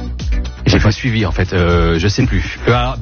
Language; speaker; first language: French; native; French